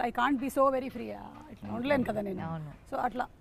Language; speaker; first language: Telugu; native; Telugu